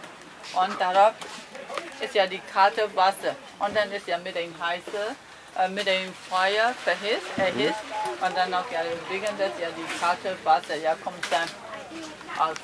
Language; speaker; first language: German; non-native, learner; Burmese